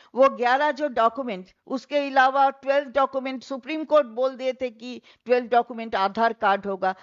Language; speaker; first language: Hindi; non-native, local second language; Bangla